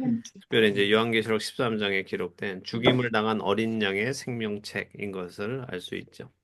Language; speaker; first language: Korean; native; Korean